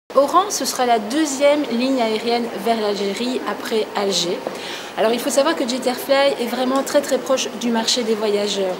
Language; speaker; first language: French; native; French